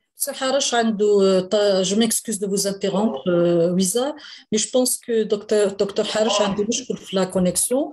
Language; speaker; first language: French; non-native, local second language; Arabic